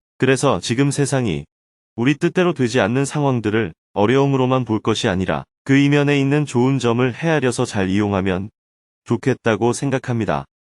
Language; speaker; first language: Korean; native; Korean